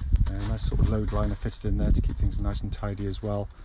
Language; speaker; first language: English; native; English